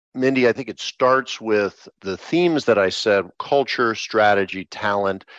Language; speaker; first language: English; native; English